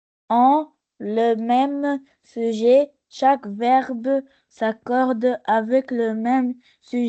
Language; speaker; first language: French; non-native, local second language; Arabic